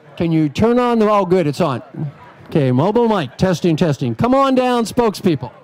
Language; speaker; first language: English; native; English